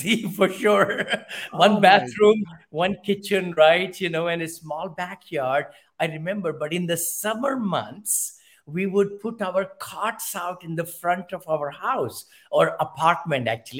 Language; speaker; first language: English; non-native, local second language; Hindi